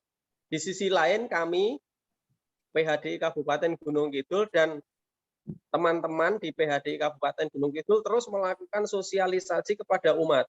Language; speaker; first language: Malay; non-native, local second language; Javanese